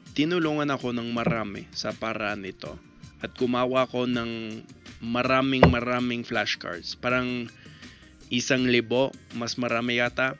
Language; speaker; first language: Filipino; non-native, fluent; English